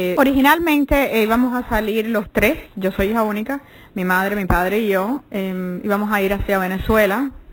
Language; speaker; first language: Spanish; native; Spanish